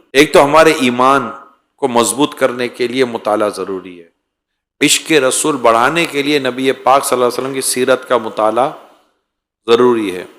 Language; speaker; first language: Urdu; native; Urdu